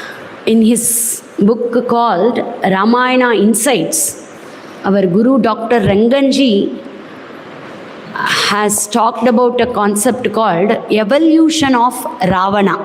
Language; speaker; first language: English; non-native, local second language; Tamil